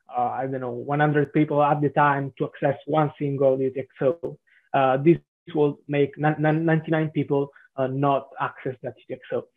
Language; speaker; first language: English; non-native, fluent; Italian